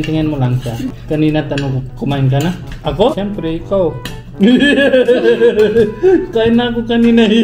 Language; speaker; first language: Filipino; non-native, learner; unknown